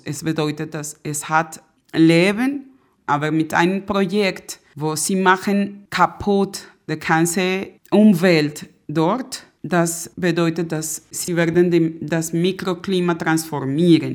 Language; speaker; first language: German; non-native, fluent; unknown